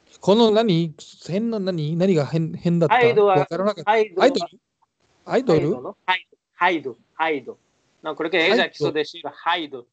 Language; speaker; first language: Japanese; non-native, learner; Spanish